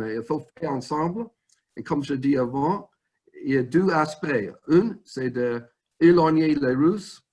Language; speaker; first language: French; non-native, fluent; English